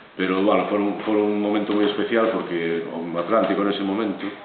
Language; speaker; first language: Galician; native; Galician